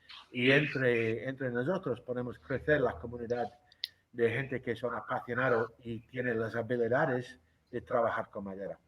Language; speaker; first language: Spanish; non-native, fluent; English